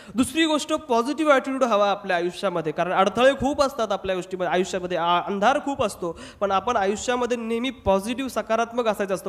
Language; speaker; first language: Marathi; non-native, local second language; Hindi